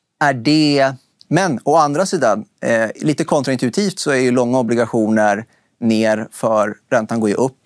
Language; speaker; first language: Swedish; native; Swedish